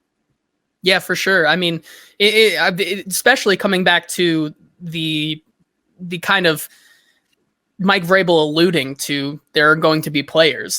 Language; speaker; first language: English; native; English